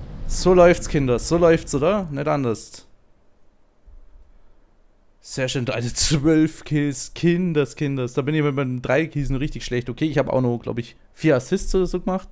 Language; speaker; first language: German; native; German